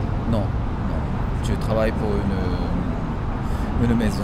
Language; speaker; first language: French; non-native, fluent; Japanese